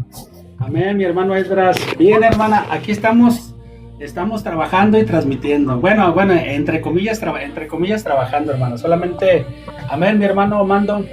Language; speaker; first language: Spanish; native; Spanish